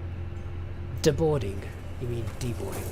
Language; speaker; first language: English; native; English